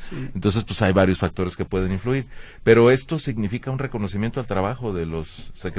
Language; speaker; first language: Spanish; native; Spanish